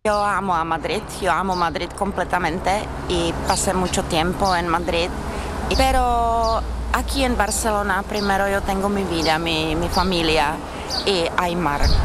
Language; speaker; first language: Spanish; non-native, learner; Czech